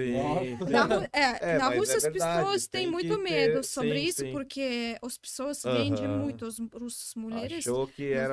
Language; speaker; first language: Portuguese; non-native, learner; Russian